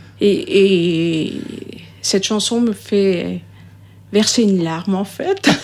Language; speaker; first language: French; native; French